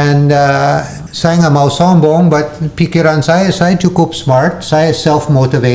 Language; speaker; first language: Indonesian; non-native, learner; English